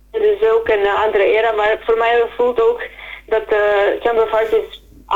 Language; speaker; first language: Dutch; non-native, fluent; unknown